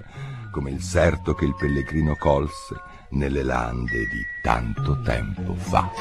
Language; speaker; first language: Italian; native; Italian